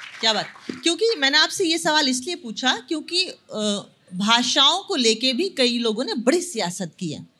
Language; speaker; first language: Hindi; native; Hindi